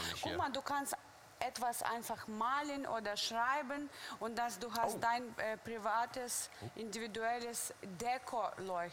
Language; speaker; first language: German; non-native, fluent; Russian